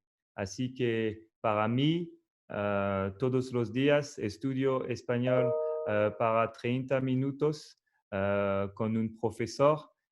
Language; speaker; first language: Spanish; non-native, learner; French